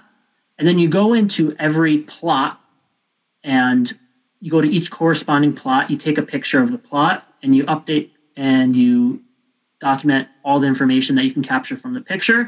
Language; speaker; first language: English; native; English